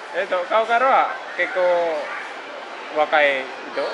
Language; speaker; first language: Japanese; non-native, learner; Indonesian